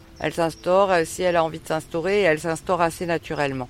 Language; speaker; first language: French; native; French